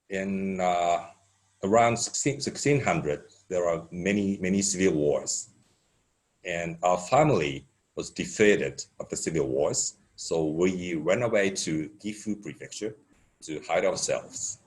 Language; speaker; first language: English; non-native, fluent; Japanese